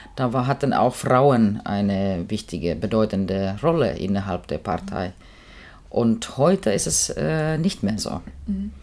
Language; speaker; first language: German; non-native, fluent; Finnish